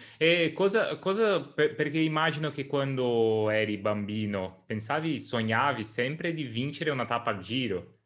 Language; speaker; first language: Italian; non-native, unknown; Portuguese